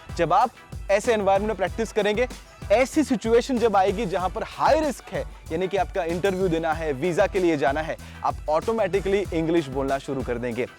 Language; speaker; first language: Hindi; non-native, local second language; Gujarati